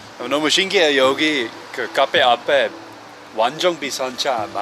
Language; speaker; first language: Korean; non-native, learner; Dutch